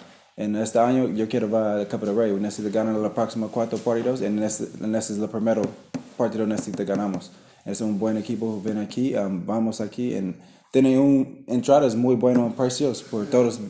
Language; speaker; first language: Spanish; non-native, learner; English